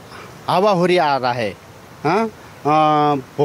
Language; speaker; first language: Hindi; non-native, learner; Nepali